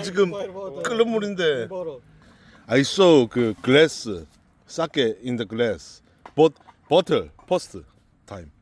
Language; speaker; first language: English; non-native, learner; Korean